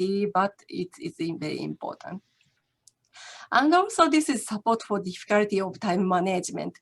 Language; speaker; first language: English; non-native, learner; Japanese